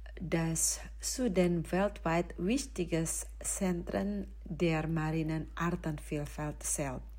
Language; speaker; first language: German; non-native, fluent; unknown